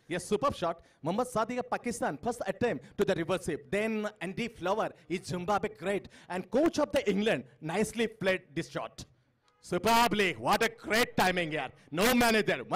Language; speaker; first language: English; non-native, local second language; Marathi